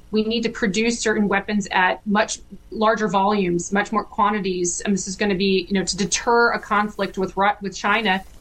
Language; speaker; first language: English; native; English